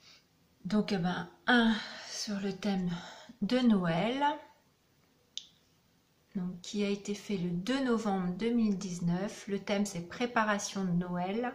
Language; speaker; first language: French; native; French